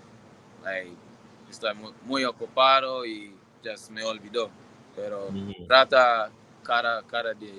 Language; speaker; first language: Spanish; non-native, learner; English